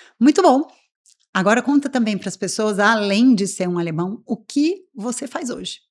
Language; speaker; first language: Portuguese; native; Portuguese